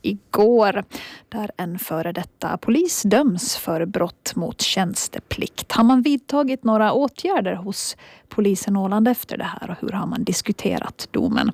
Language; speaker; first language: Swedish; native; Swedish